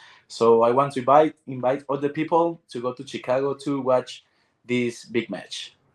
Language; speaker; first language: English; non-native, learner; Spanish